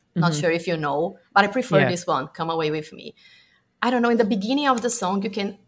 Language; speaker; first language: English; non-native, fluent; Portuguese